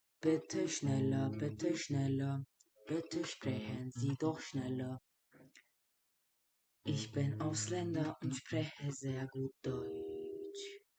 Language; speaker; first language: German; early bilingual, other home language; Turkish